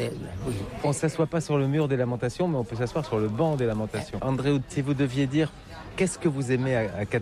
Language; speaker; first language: French; native; French